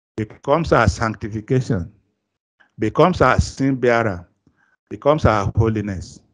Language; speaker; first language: English; non-native, local second language; Yoruba